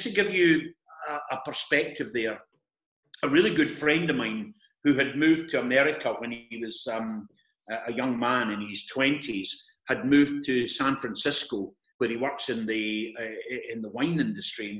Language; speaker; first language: English; native; English